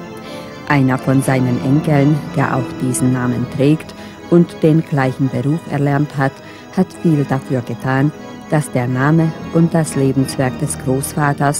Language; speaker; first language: German; native; German